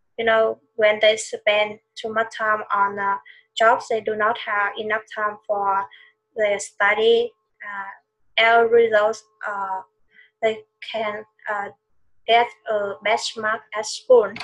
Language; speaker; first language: English; non-native, learner; Vietnamese